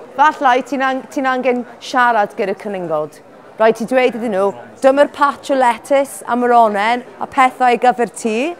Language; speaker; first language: Welsh; non-native, learner; English